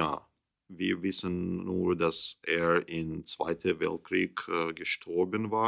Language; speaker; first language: German; non-native, learner; English